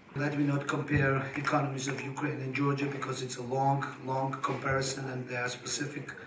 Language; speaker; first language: English; non-native, fluent; Georgian